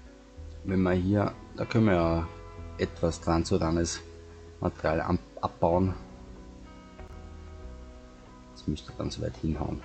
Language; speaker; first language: German; native; German